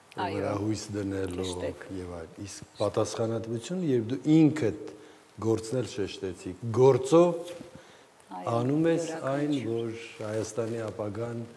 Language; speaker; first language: Armenian; native; Armenian